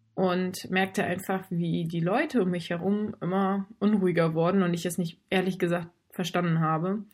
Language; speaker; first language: German; native; German